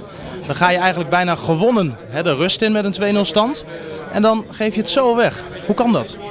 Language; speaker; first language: Dutch; native; Dutch